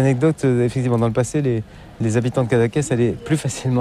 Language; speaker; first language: French; native; French